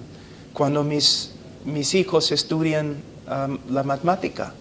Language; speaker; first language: Spanish; non-native, fluent; English